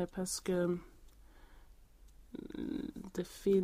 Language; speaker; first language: French; non-native, learner; Swedish